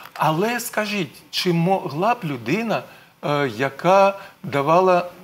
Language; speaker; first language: Ukrainian; non-native, local second language; Russian